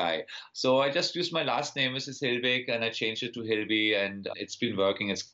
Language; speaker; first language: English; non-native, fluent; German